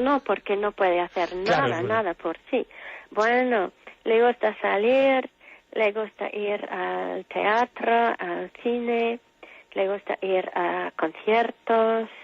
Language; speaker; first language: Spanish; non-native, fluent; English